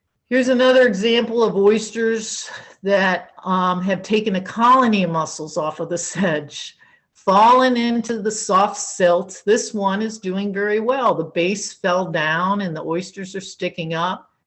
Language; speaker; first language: English; native; English